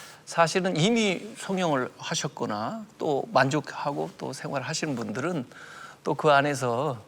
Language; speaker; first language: Korean; native; Korean